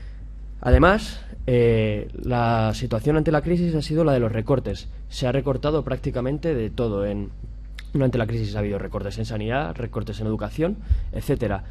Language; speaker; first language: Spanish; native; Spanish